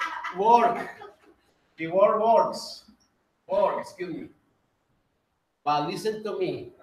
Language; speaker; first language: English; non-native, learner; Spanish